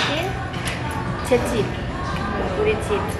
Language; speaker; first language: Korean; non-native, learner; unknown